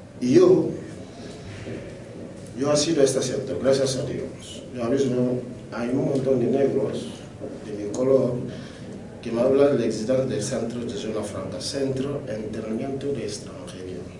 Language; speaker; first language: Spanish; non-native, local second language; French